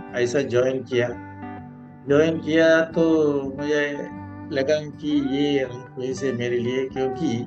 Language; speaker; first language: Hindi; non-native, local second language; Malayalam